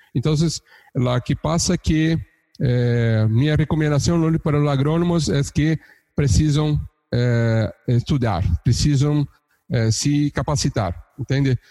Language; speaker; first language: Portuguese; native; Portuguese